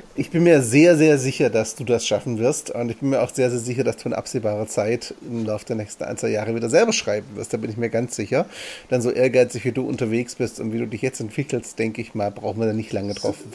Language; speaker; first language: German; native; German